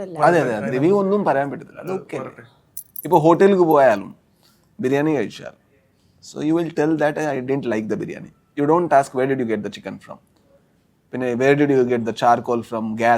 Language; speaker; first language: Malayalam; non-native, learner; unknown